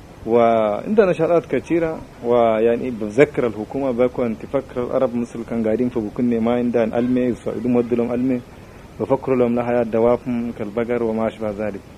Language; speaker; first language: Arabic; native; Arabic